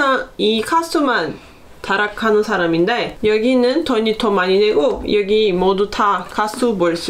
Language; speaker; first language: Korean; non-native, learner; Portuguese